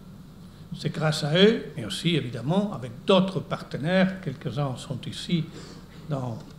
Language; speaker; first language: French; non-native, fluent; Spanish